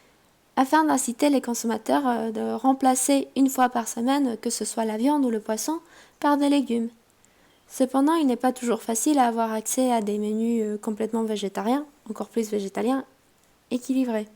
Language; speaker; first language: French; non-native, fluent; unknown